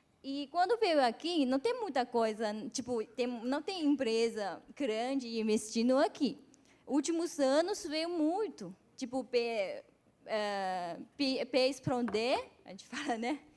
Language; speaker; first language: Portuguese; non-native, fluent; Chinese